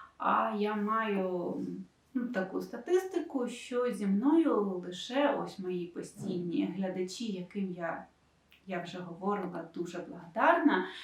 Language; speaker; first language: Ukrainian; non-native, local second language; Russian